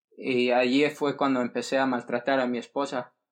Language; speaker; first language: Spanish; early bilingual, heritage; Spanish